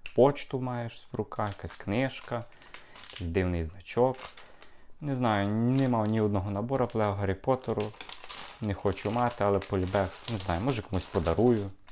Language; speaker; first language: Ukrainian; non-native, local second language; Russian